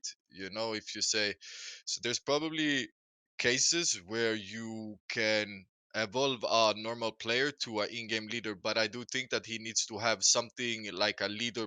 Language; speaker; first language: English; non-native, fluent; Swedish